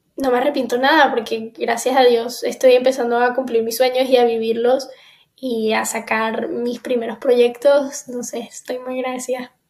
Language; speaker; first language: Spanish; native; Spanish